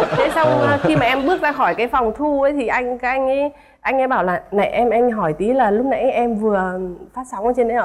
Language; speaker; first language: Vietnamese; native; Vietnamese